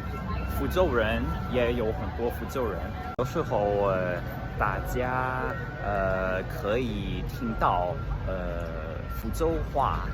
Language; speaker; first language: Chinese; non-native, learner; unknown